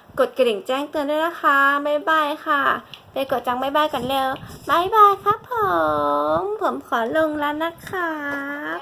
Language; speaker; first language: Thai; native; Thai